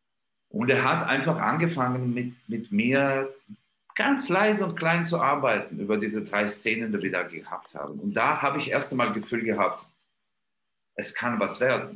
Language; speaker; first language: German; non-native, fluent; Georgian